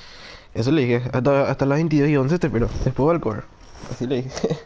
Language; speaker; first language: Spanish; native; Spanish